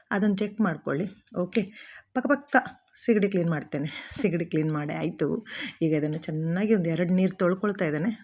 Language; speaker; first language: Kannada; non-native, local second language; Konkani